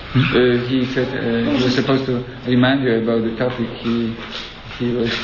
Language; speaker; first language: English; non-native, fluent; Polish